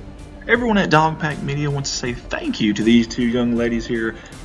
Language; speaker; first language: English; native; English